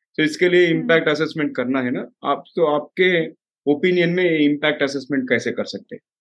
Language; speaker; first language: Hindi; non-native, local second language; Telugu